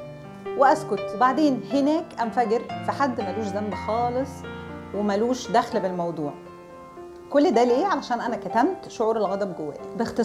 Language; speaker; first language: Arabic; native; Arabic